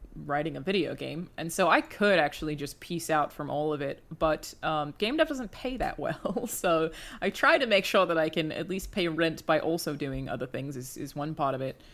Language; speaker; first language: English; native; English